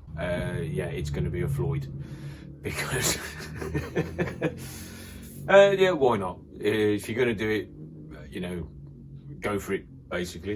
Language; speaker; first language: English; native; English